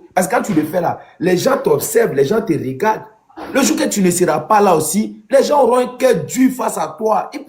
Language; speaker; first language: French; non-native, local second language; Dyula